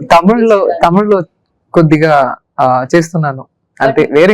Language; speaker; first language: Telugu; non-native, learner; Tamil